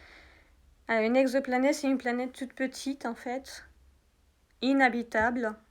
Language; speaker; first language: French; native; French